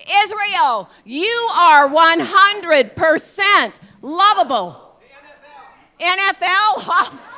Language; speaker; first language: English; native; English